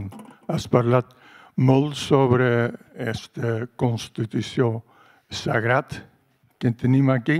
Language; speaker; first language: Catalan; non-native, fluent; Dutch